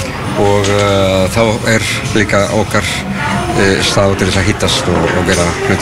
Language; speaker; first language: Icelandic; non-native, learner; Spanish